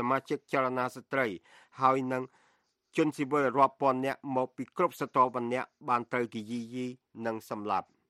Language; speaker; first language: Khmer; native; Khmer